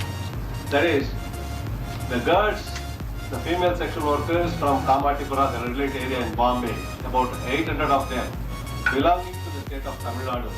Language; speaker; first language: English; non-native, local second language; Tamil